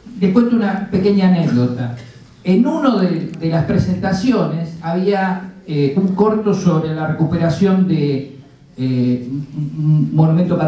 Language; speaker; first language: Spanish; native; Spanish